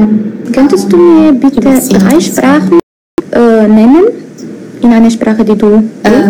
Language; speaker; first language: German; non-native, fluent; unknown